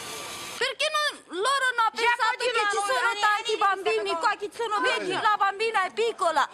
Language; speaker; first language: Italian; non-native, learner; Romanian